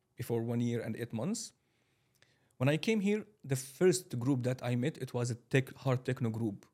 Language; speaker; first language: English; non-native, fluent; Arabic